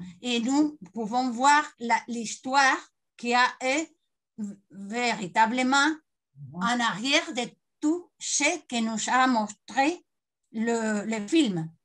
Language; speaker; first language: French; non-native, learner; Spanish